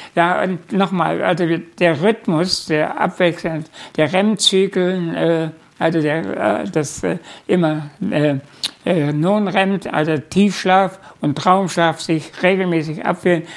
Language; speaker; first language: German; native; German